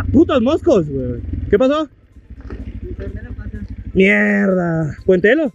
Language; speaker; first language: Spanish; native; Spanish